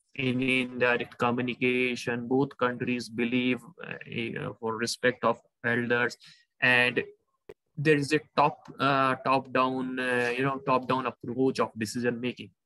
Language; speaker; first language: English; non-native, local second language; Hindi